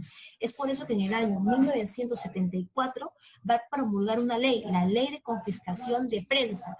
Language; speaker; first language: Spanish; native; Spanish